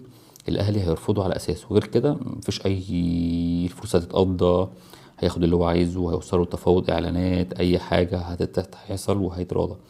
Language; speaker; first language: Arabic; native; Arabic